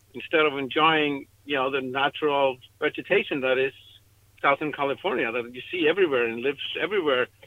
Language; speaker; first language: English; non-native, fluent; Icelandic